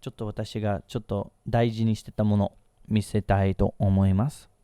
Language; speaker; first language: Japanese; non-native, fluent; English